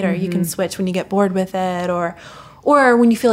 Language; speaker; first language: English; native; English